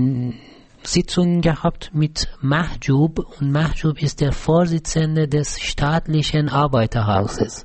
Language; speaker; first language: German; non-native, fluent; Persian